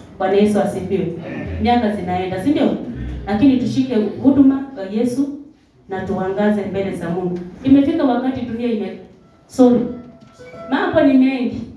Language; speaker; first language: Swahili; native; Swahili